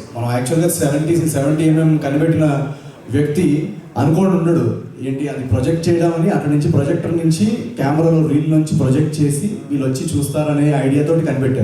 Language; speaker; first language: Telugu; native; Telugu